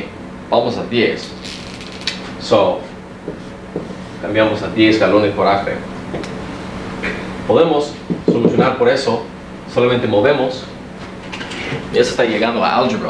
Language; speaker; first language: Spanish; early bilingual, heritage; Spanish